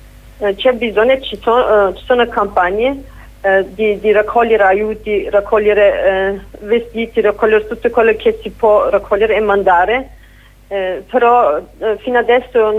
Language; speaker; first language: Italian; non-native, fluent; Kurdish